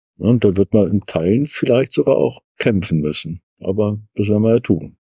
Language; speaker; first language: German; native; German